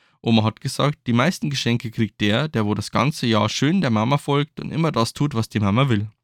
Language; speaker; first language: German; native; German